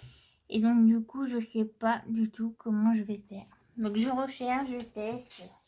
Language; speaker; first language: French; native; French